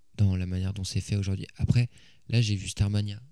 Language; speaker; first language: French; native; French